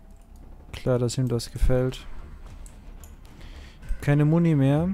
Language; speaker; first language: German; native; German